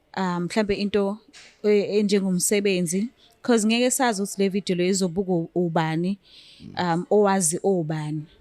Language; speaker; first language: Zulu; native; Zulu